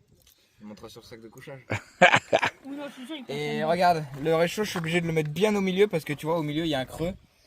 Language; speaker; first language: French; native; French